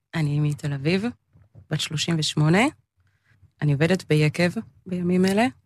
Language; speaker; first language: Hebrew; early bilingual, other home language; English